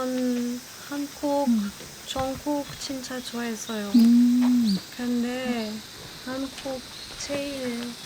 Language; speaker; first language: Korean; non-native, learner; French